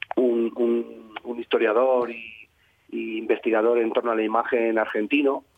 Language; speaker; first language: Spanish; native; Spanish